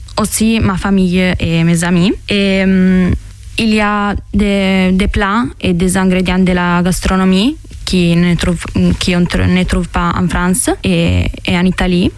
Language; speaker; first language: French; non-native, learner; Italian